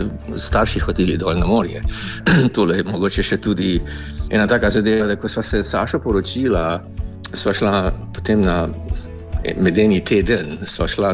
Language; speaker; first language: Slovenian; native; Slovenian